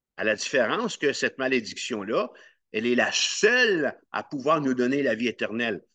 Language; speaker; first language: French; native; French